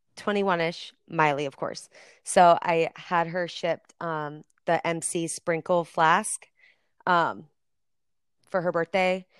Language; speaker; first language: English; native; English